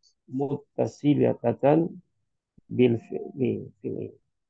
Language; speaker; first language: Indonesian; non-native, learner; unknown